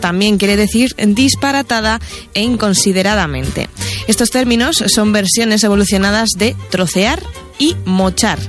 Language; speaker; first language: Spanish; native; Spanish